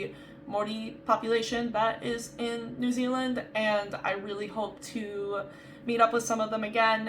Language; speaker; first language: English; native; English